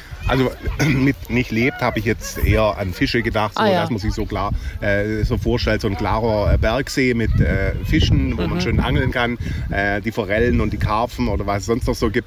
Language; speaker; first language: German; native; German